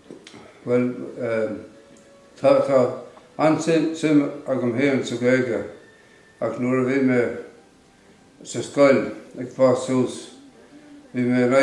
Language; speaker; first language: Irish; non-native, local second language; English